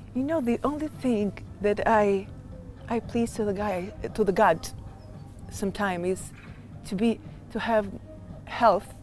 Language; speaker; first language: English; non-native, learner; Albanian